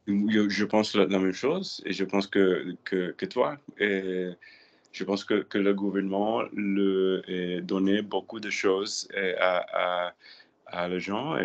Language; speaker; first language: French; non-native, learner; Spanish